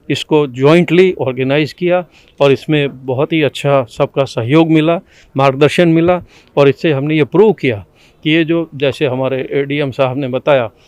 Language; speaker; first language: Hindi; non-native, local second language; Gujarati